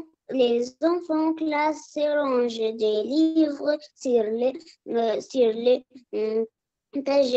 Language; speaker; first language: French; non-native, learner; Arabic